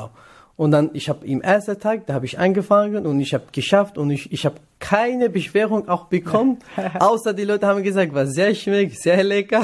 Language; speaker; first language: German; non-native, learner; Kurdish